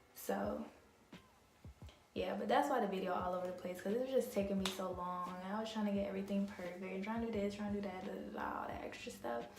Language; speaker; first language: English; native; English